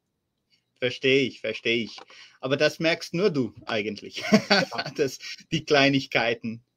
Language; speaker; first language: German; early bilingual, heritage; German